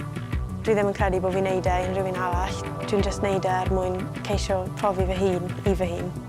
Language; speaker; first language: Welsh; non-native, local second language; English